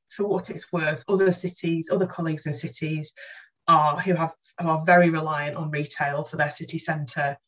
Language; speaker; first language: English; native; English